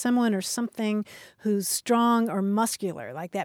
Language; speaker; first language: English; native; English